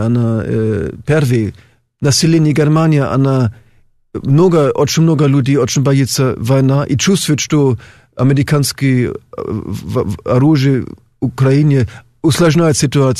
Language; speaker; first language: Russian; non-native, fluent; German